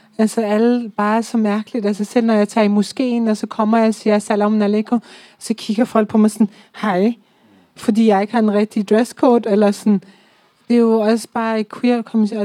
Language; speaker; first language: Danish; early bilingual, other home language; Persian